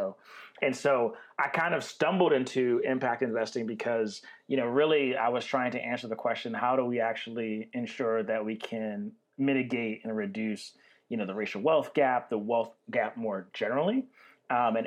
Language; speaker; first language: English; native; English